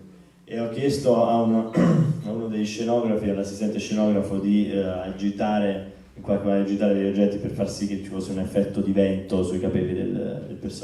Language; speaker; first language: Italian; native; Italian